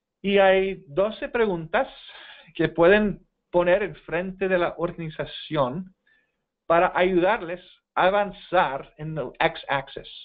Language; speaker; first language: Spanish; non-native, fluent; English